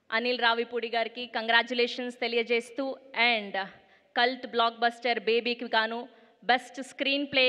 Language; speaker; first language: Telugu; native; Telugu